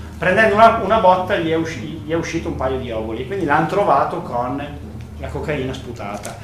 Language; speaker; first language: Italian; native; Italian